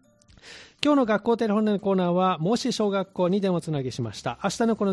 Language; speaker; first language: Japanese; native; Japanese